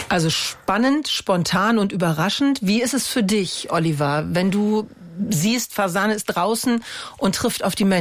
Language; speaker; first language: German; native; German